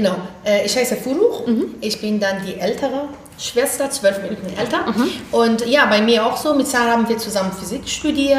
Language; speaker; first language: German; non-native, fluent; Persian